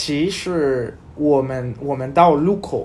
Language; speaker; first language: Chinese; non-native, learner; Spanish